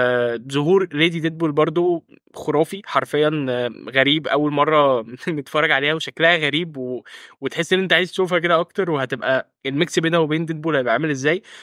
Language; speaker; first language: Arabic; native; Arabic